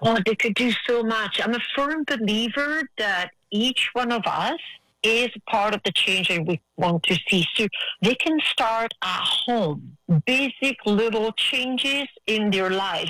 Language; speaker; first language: English; non-native, fluent; Italian